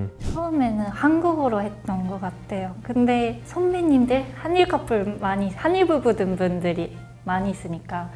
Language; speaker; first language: Korean; non-native, fluent; Japanese